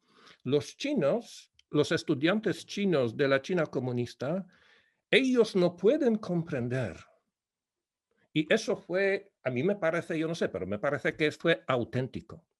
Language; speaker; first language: Spanish; non-native, fluent; Polish